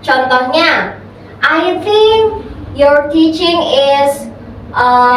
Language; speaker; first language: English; non-native, learner; Indonesian